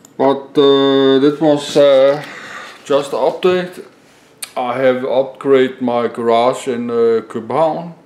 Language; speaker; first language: English; non-native, learner; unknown